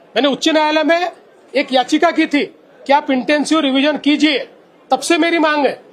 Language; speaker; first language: Hindi; non-native, local second language; Marathi